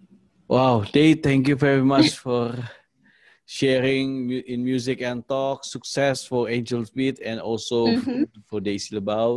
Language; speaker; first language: English; non-native, learner; Indonesian